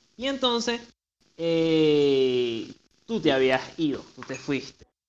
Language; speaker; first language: Spanish; native; Spanish